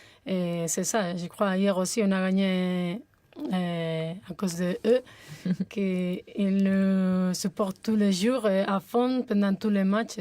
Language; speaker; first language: French; non-native, fluent; Spanish